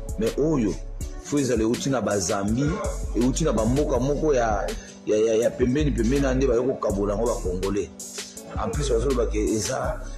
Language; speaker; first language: Lingala; non-native, local second language; Luba-Lulua